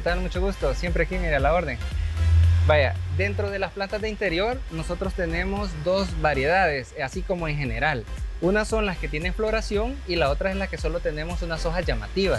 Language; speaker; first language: Spanish; native; Spanish